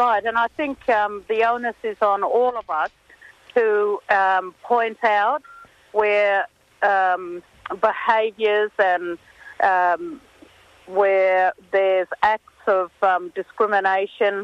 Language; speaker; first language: English; native; English